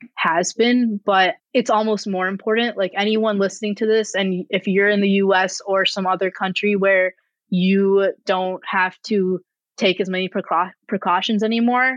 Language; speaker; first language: English; native; English